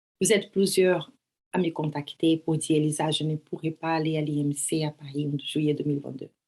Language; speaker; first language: French; non-native, fluent; Portuguese